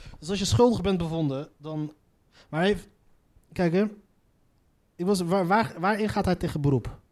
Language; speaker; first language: Dutch; early bilingual, other home language; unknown